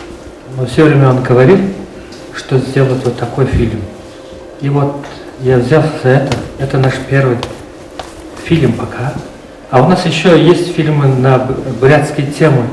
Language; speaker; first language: Russian; non-native, fluent; Mongolian